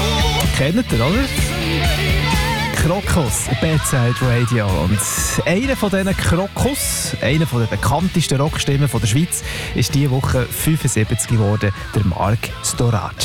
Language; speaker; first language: German; native; German